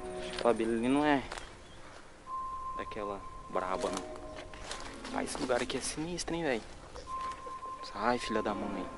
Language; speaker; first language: Portuguese; native; Portuguese